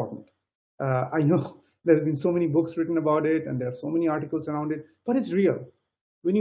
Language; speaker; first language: English; non-native, local second language; Bangla